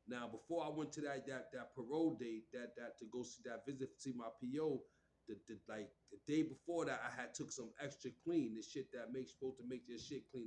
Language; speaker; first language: English; native; English